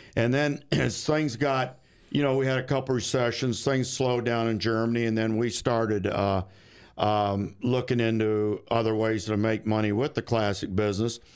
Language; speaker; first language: English; native; English